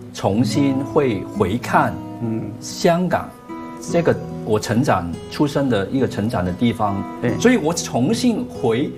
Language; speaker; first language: Chinese; non-native, local second language; Cantonese